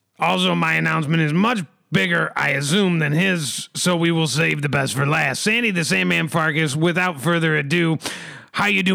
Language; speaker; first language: English; native; English